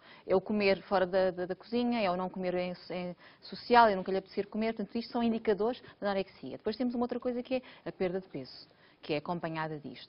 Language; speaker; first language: Portuguese; native; Portuguese